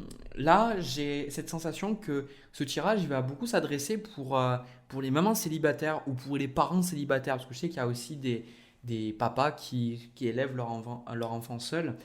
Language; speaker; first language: French; native; French